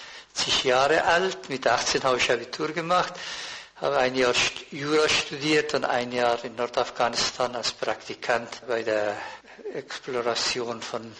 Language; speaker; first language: German; non-native, fluent; Persian